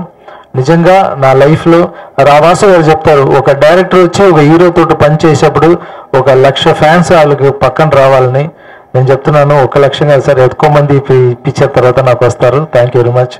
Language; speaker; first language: Telugu; non-native, fluent; Tamil